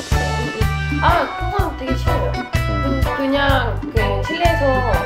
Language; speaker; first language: Korean; non-native, learner; Spanish